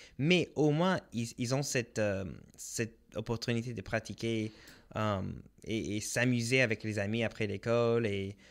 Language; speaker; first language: French; non-native, local second language; English